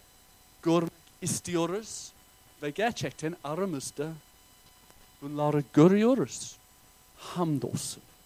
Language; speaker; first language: Turkish; non-native, fluent; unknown